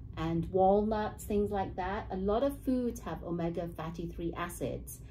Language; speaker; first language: English; native; English